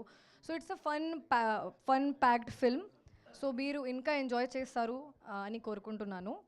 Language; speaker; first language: Telugu; non-native, learner; Hindi